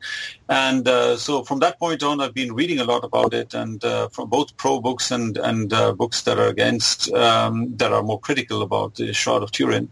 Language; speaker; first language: English; non-native, local second language; German